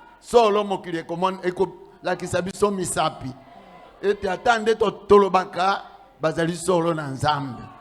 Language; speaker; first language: Lingala; native; Lingala